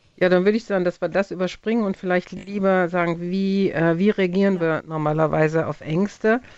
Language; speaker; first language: German; native; German